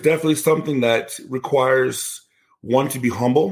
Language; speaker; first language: English; non-native, local second language; Igbo